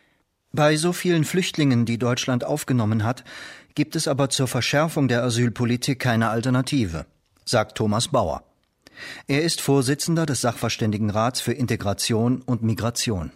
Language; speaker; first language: German; native; German